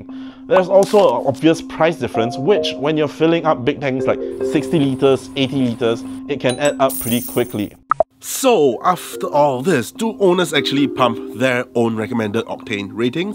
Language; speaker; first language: English; native; English